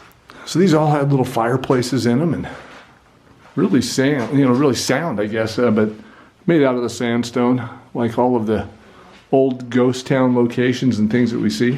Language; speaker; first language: English; native; English